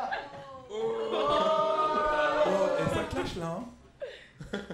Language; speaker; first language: French; native; French